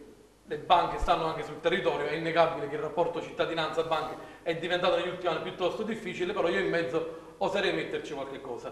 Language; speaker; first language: Italian; native; Italian